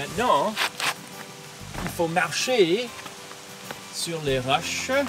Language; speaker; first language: French; non-native, local second language; English